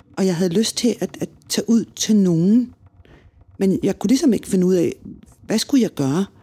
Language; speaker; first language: Danish; native; Danish